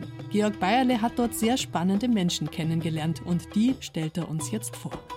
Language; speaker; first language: German; native; German